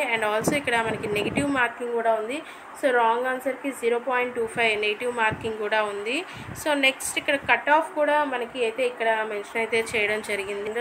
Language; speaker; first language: Telugu; native; Telugu